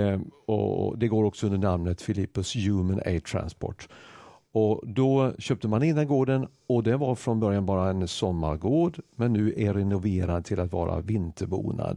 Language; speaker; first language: Swedish; native; Swedish